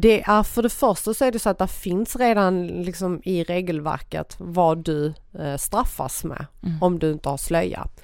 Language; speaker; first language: Swedish; early bilingual, other home language; Persian